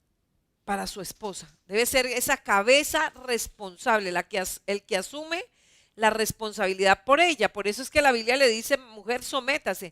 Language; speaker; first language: Spanish; native; Spanish